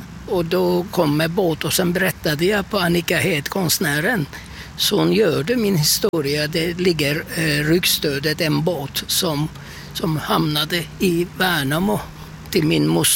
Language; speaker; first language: Swedish; non-native, fluent; Turkish